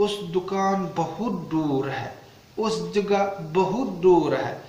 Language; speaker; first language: Hindi; non-native, learner; Arabic